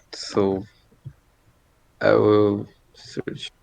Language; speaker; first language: English; non-native, fluent; Portuguese